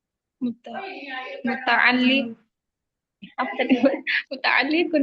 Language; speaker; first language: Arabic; non-native, learner; Indonesian